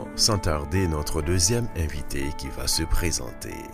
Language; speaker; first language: French; native; French